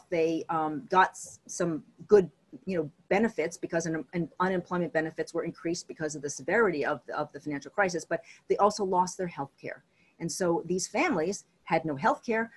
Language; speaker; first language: English; native; English